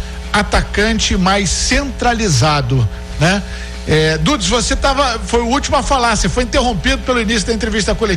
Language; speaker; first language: Portuguese; native; Portuguese